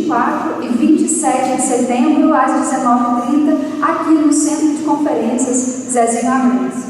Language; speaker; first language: Portuguese; native; Portuguese